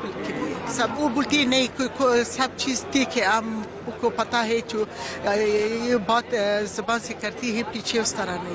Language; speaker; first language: Hindi; non-native, learner; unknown